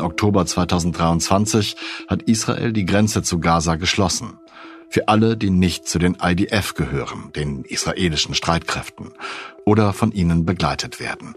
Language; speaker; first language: German; native; German